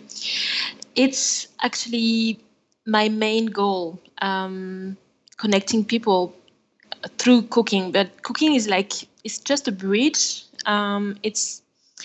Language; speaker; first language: English; non-native, fluent; French